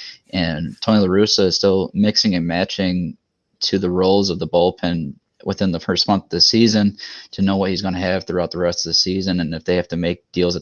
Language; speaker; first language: English; native; English